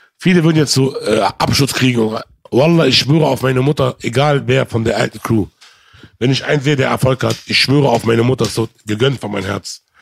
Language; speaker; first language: German; early bilingual, other home language; Arabic